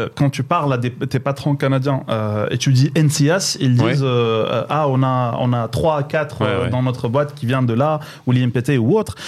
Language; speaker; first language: French; non-native, local second language; Arabic